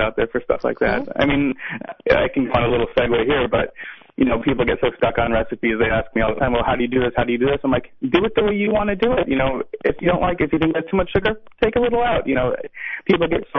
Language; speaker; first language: English; native; English